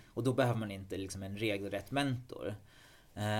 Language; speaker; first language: Swedish; non-native, fluent; English